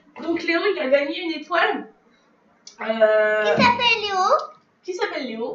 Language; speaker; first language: French; native; French